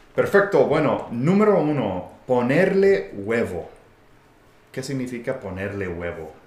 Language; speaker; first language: Spanish; non-native, fluent; English